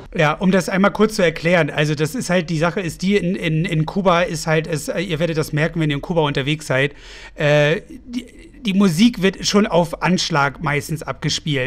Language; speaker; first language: German; native; German